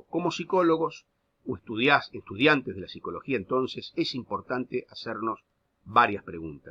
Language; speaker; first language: Spanish; native; Spanish